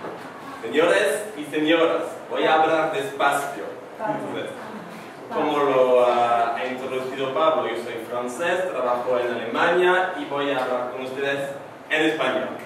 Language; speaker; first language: Spanish; non-native, fluent; French